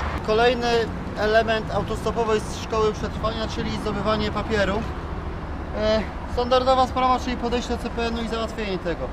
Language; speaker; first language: Polish; native; Polish